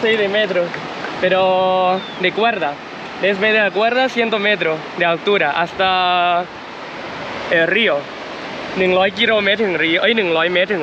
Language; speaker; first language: Spanish; non-native, learner; Thai